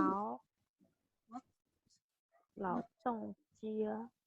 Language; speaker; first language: Chinese; non-native, learner; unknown